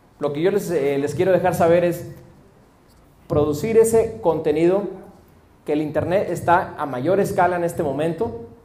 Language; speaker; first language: Spanish; early bilingual, heritage; Spanish